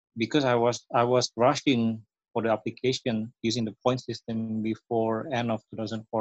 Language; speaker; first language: English; non-native, fluent; Indonesian